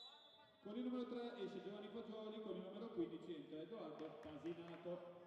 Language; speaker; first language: Italian; native; Italian